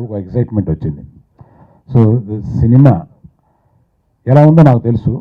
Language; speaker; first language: Telugu; native; Telugu